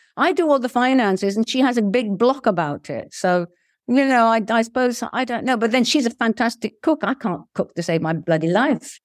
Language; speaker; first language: English; early bilingual, other home language; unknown